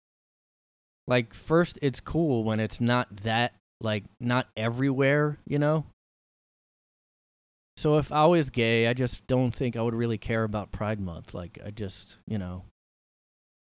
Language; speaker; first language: English; native; English